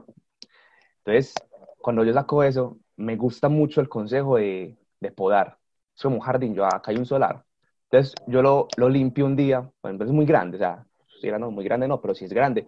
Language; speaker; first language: Spanish; native; Spanish